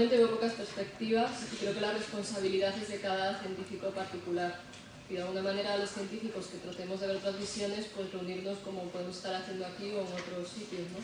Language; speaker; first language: Spanish; native; Spanish